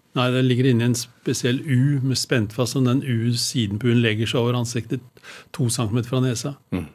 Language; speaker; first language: Norwegian; native; Norwegian